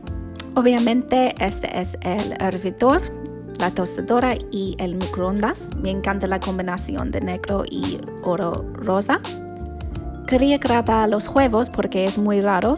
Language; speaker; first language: Spanish; non-native, learner; English